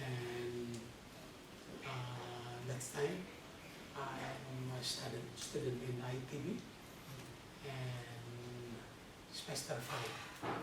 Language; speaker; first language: English; non-native, learner; Sundanese